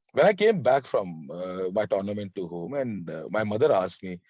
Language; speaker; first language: English; non-native, local second language; Hindi